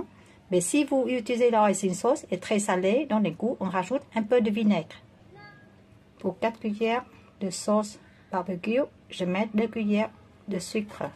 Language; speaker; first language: French; non-native, fluent; Vietnamese